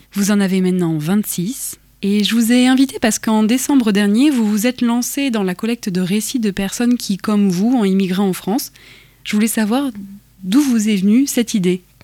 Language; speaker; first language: French; native; French